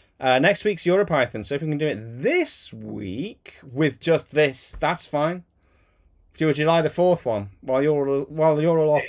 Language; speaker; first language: English; native; English